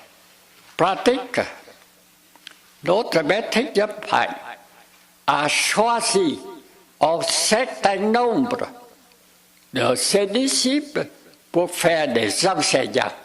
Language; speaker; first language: French; non-native, fluent; Vietnamese